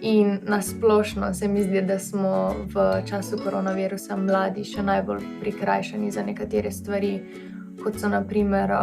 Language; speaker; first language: Slovenian; native; Slovenian